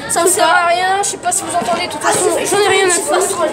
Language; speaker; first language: French; native; French